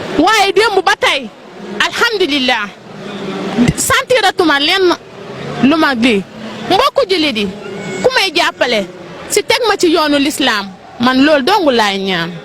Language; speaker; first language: Wolof; non-native, local second language; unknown